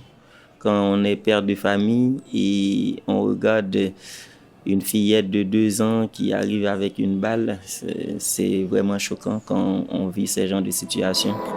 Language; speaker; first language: French; non-native, local second language; Haitian Creole